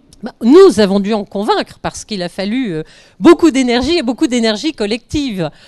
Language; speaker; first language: French; native; French